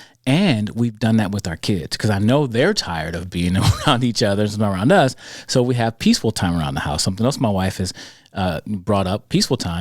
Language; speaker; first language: English; native; English